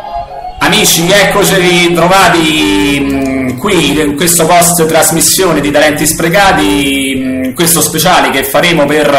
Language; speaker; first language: Italian; native; Italian